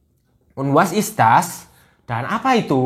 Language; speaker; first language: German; non-native, learner; Indonesian